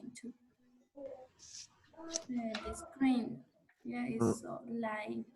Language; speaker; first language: English; non-native, learner; Spanish